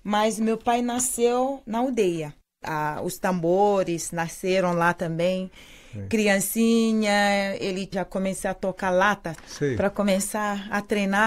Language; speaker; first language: Portuguese; non-native, fluent; Mandingo